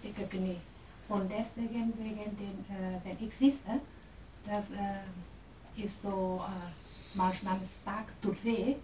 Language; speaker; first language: German; non-native, learner; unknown